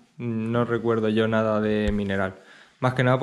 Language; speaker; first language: Spanish; native; Spanish